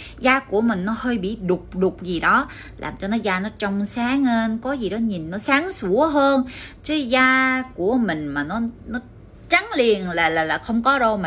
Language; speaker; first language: Vietnamese; early bilingual, heritage; Korean